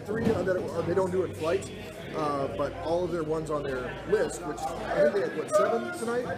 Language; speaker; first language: English; native; English